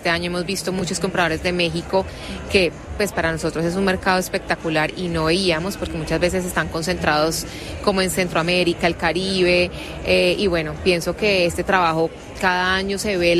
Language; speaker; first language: Spanish; native; Spanish